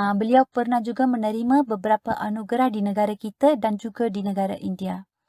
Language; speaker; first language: Malay; non-native, local second language; Tamil